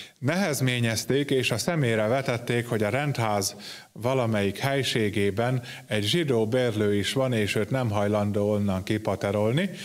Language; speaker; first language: Hungarian; native; Hungarian